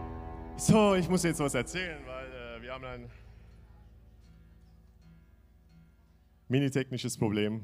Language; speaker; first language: German; non-native, fluent; Turkish